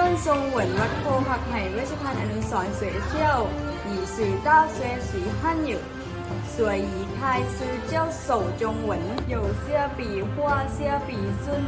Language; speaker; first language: Chinese; non-native, learner; Thai